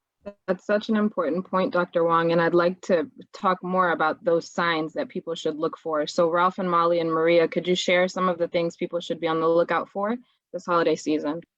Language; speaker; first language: English; native; English